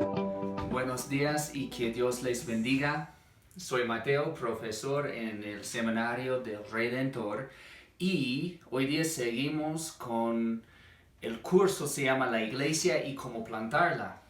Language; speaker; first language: Spanish; non-native, fluent; English